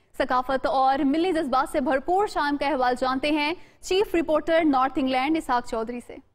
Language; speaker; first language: Urdu; native; Urdu